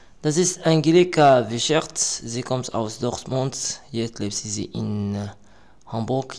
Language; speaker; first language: German; non-native, learner; Arabic